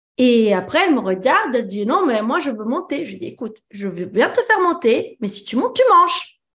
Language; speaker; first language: French; early bilingual, other home language; Italian